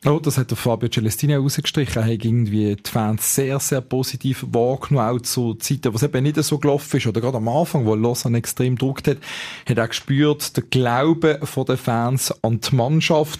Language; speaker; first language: German; native; German